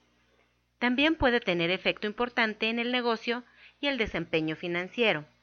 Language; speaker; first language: Spanish; native; Spanish